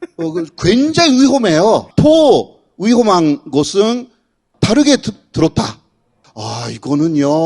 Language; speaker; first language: Korean; non-native, fluent; Japanese